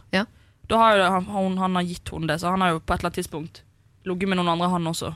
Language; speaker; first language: Norwegian; native; Norwegian